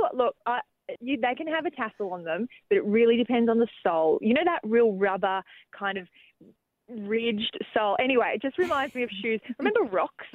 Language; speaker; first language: English; native; English